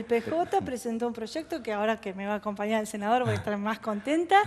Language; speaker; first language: Spanish; native; Spanish